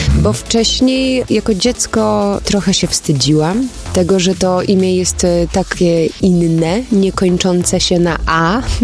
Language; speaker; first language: Polish; early bilingual, heritage; Polish